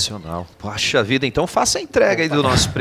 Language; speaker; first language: Portuguese; native; Portuguese